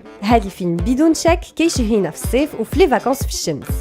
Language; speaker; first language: Arabic; native; Arabic